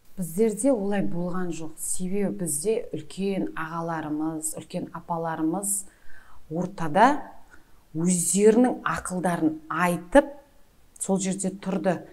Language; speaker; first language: Kazakh; native; Kazakh